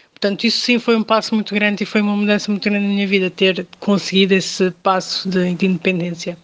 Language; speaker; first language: Portuguese; early bilingual, other home language; Kabuverdianu